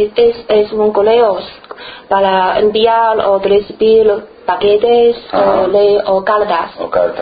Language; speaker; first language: Spanish; non-native, learner; Chinese